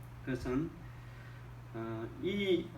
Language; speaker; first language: Korean; native; Korean